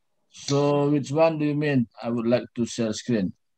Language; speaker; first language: English; non-native, fluent; Indonesian